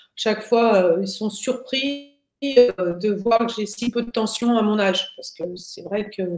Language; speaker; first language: French; native; French